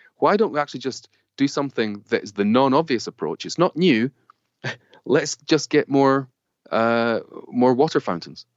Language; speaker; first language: English; native; English